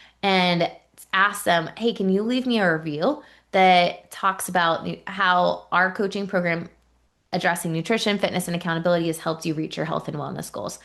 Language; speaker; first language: English; native; English